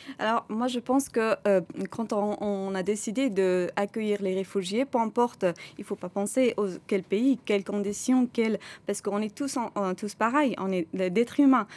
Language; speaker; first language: French; non-native, fluent; Persian